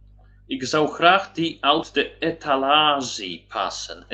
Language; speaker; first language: Dutch; non-native, learner; Polish